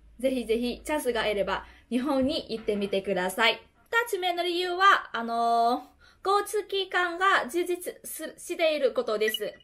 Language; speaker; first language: Japanese; non-native, fluent; Vietnamese